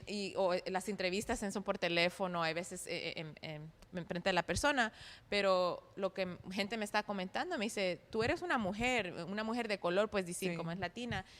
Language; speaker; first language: Spanish; early bilingual, heritage; Spanish